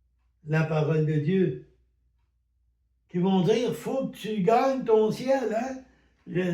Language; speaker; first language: French; native; French